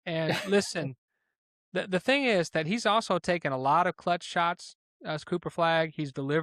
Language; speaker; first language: English; native; English